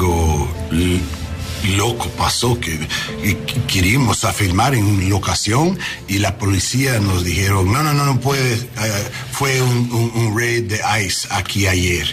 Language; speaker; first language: Spanish; non-native, learner; English